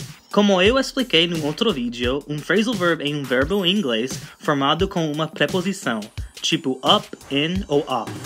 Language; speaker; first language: Portuguese; non-native, fluent; English